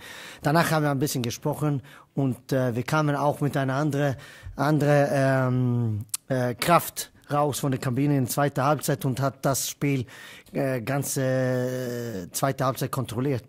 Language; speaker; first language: German; non-native, fluent; Swedish